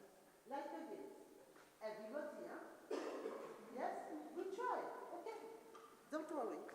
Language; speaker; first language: English; non-native, learner; French